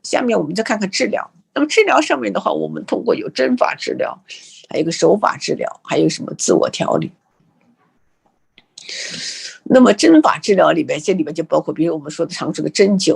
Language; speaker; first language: Chinese; native; Chinese